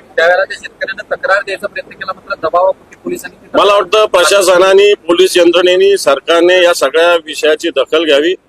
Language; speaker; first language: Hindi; non-native, local second language; Marathi